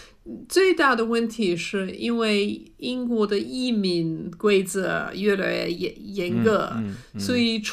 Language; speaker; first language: Chinese; non-native, fluent; English